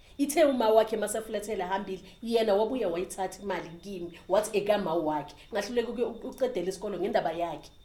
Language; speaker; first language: Zulu; native; Zulu